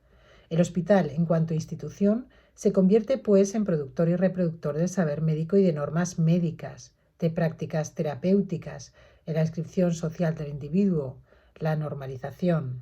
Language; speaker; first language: Spanish; native; Spanish